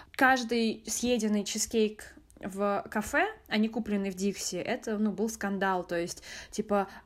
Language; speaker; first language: Russian; native; Russian